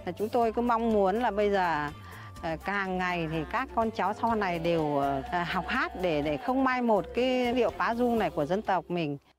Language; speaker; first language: Vietnamese; non-native, local second language; Iu Mien